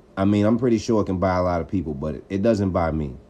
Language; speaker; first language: English; native; English